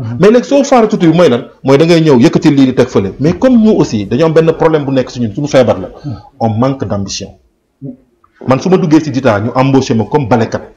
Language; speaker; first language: Wolof; non-native, local second language; Fula